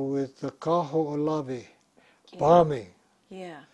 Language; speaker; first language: English; native; English